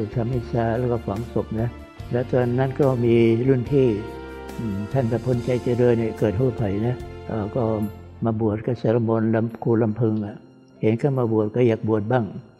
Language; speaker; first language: Thai; non-native, local second language; Vietnamese